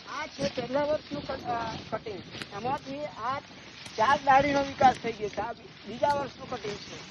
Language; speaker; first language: Gujarati; native; Gujarati